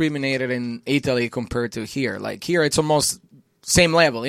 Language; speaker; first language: English; non-native, fluent; Italian